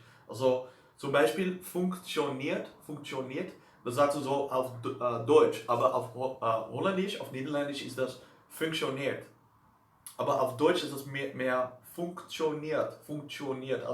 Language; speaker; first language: German; non-native, learner; Dutch